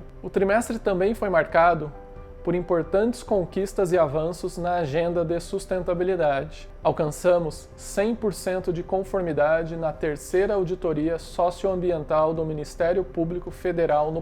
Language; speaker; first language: Portuguese; native; Portuguese